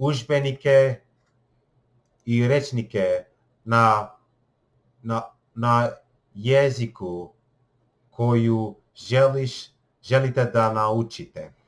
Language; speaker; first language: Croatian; non-native, learner; English